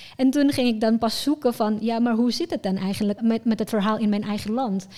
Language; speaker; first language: Dutch; non-native, fluent; Indonesian